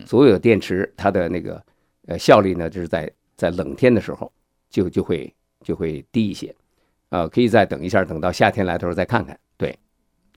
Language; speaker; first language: Chinese; native; Chinese